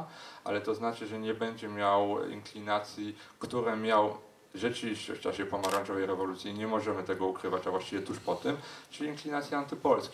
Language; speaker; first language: Polish; native; Polish